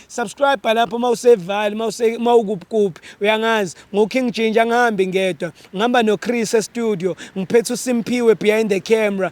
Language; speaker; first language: Zulu; native; Zulu